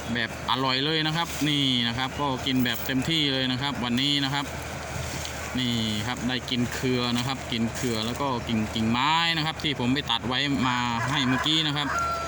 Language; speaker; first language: Thai; non-native, local second language; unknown